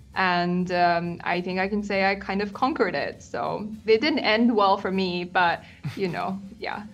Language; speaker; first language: English; non-native, fluent; Japanese